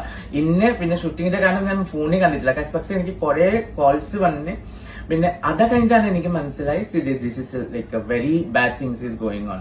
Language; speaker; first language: Malayalam; non-native, fluent; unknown